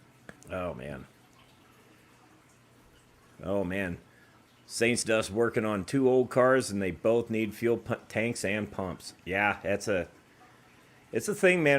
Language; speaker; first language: English; native; English